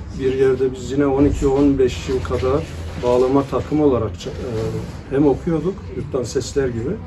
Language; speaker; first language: Turkish; native; Turkish